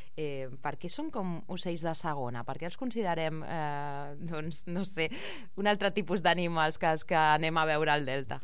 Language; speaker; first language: Catalan; native; Catalan